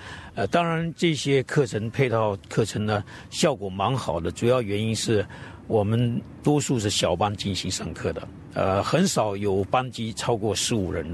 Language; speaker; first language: Chinese; native; Chinese